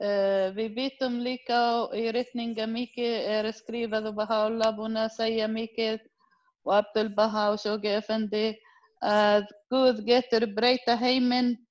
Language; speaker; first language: Icelandic; non-native, learner; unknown